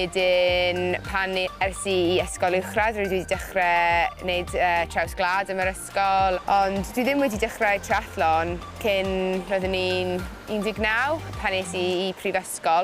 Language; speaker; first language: Welsh; non-native, local second language; English